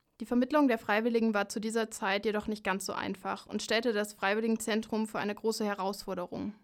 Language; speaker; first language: German; native; German